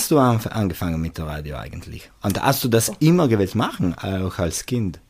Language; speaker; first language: German; non-native, local second language; Italian